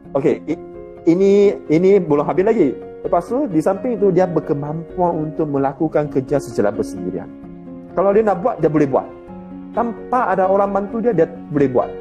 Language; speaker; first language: Malay; non-native, local second language; Chinese